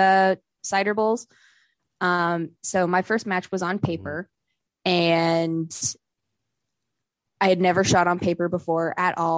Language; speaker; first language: English; native; English